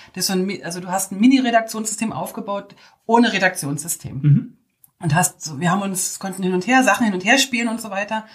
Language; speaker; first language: German; native; German